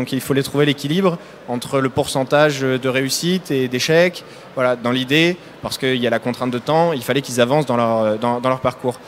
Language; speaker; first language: French; native; French